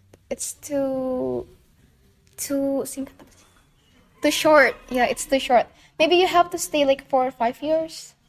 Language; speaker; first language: English; non-native, fluent; Indonesian